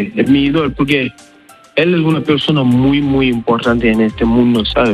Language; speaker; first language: Spanish; non-native, learner; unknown